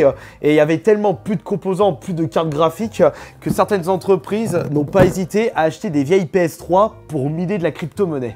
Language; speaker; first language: French; native; French